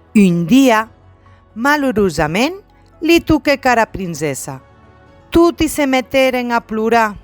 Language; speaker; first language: Occitan; non-native, local second language; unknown